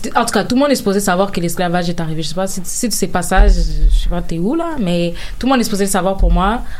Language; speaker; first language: French; native; French